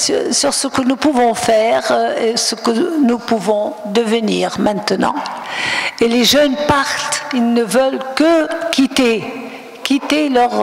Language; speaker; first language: French; non-native, local second language; Arabic